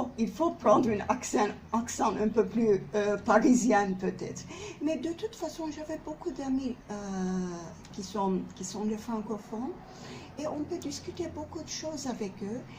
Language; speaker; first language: French; non-native, fluent; Turkish